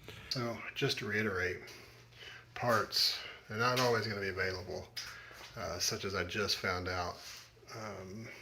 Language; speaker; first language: English; native; English